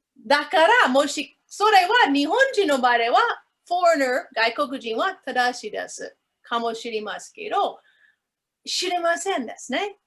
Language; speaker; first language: Japanese; non-native, learner; English